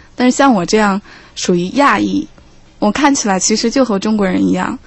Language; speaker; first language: Chinese; non-native, fluent; Korean